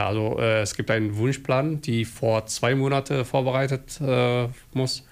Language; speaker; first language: German; non-native, fluent; Somali